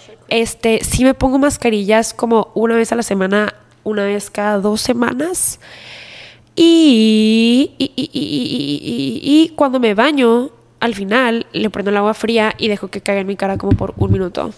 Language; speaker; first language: Spanish; native; Spanish